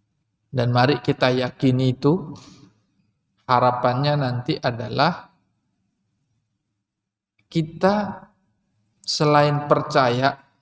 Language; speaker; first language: Indonesian; non-native, local second language; Banjar